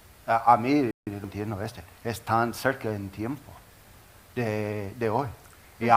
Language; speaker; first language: Spanish; non-native, learner; English